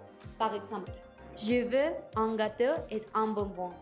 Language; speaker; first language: French; non-native, learner; Spanish